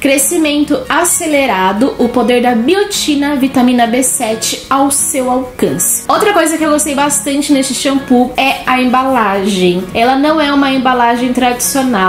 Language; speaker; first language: Portuguese; native; Portuguese